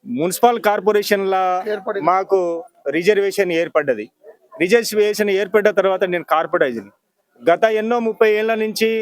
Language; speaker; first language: Telugu; non-native, local second language; Lambadi